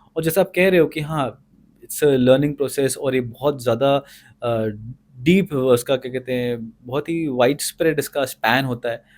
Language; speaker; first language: Hindi; native; Hindi